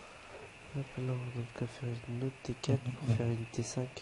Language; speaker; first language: French; native; French